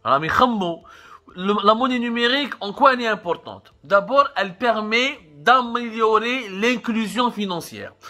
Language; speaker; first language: French; non-native, local second language; Arabic